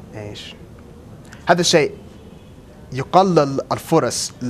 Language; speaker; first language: Arabic; non-native, fluent; English